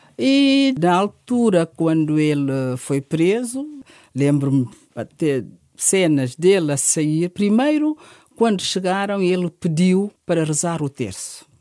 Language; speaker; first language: Portuguese; non-native, local second language; Upper Guinea Crioulo